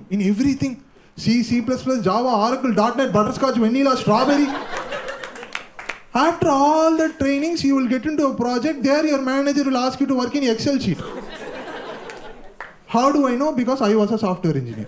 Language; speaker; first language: English; non-native, local second language; Tamil